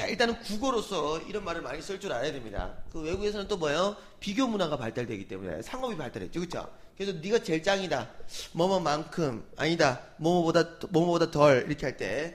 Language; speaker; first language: Korean; native; Korean